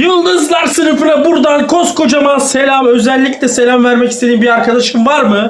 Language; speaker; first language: Turkish; native; Turkish